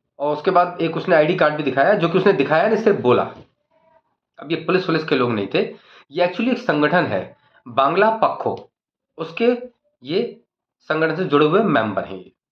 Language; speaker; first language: Hindi; native; Hindi